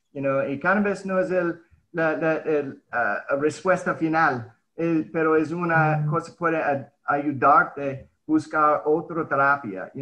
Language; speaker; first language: Spanish; early bilingual, heritage; English